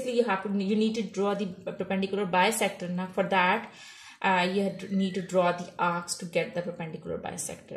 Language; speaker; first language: English; non-native, local second language; Urdu